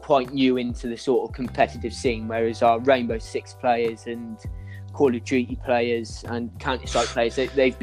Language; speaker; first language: English; native; English